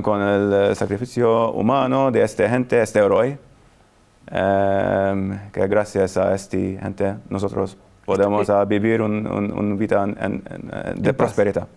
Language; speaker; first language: Spanish; non-native, fluent; Maltese